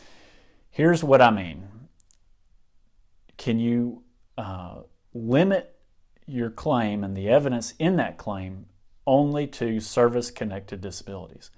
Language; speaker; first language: English; native; English